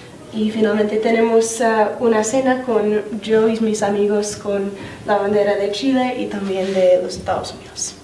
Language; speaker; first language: Spanish; non-native, fluent; English